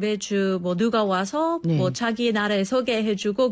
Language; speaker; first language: Korean; non-native, fluent; English